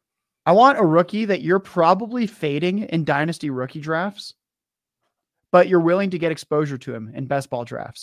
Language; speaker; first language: English; native; English